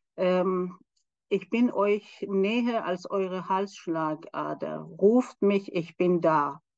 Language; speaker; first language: German; non-native, fluent; Persian